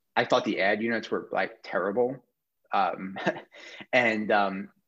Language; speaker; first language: English; native; English